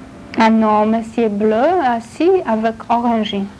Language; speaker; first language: French; non-native, learner; Polish